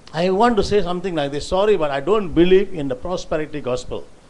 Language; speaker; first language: English; non-native, local second language; Tamil